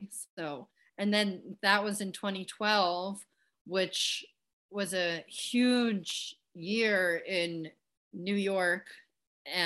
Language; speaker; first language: English; native; English